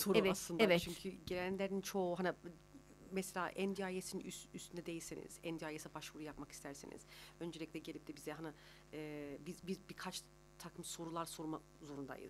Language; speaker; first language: Turkish; early bilingual, heritage; Turkish